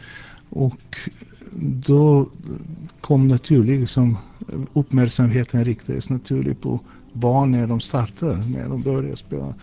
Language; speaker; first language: Swedish; non-native, fluent; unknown